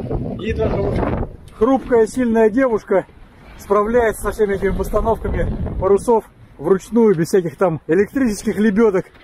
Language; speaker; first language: Russian; native; Russian